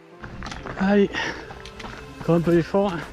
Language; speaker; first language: French; native; French